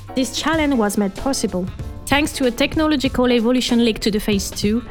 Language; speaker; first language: English; non-native, fluent; French